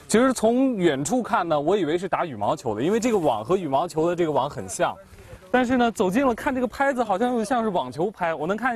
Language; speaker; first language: Chinese; native; Chinese